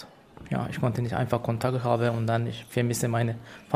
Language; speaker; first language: German; non-native, learner; Persian